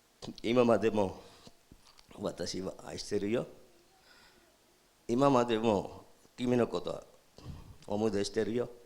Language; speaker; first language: Japanese; non-native, learner; Urdu